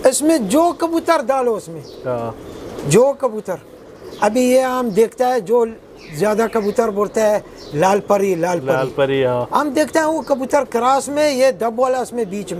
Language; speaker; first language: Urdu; non-native, learner; Arabic